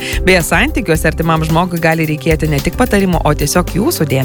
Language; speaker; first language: Lithuanian; native; Lithuanian